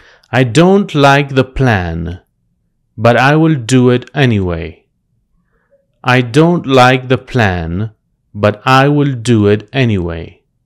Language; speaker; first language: English; non-native, fluent; Persian